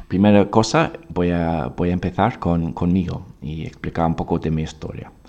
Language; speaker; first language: Spanish; non-native, fluent; English